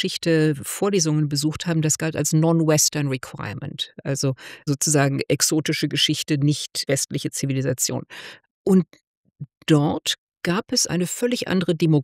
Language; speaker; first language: German; native; German